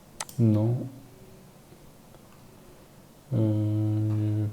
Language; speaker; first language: French; non-native, learner; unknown